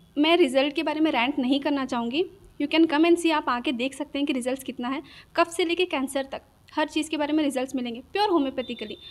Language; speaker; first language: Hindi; non-native, local second language; Urdu